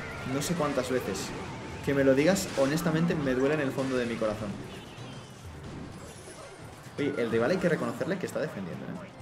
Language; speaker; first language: Spanish; native; Spanish